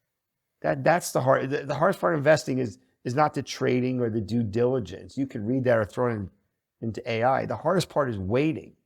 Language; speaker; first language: English; native; English